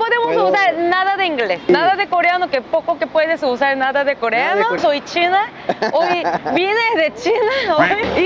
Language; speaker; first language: Spanish; native; Spanish